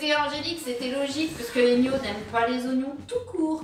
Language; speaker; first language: French; native; French